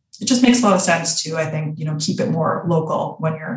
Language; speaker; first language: English; native; English